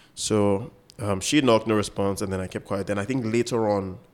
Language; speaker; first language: English; non-native, local second language; Yoruba